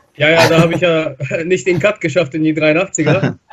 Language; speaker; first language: German; non-native, fluent; Russian